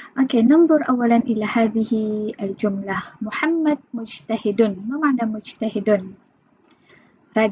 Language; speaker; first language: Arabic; non-native, fluent; Malay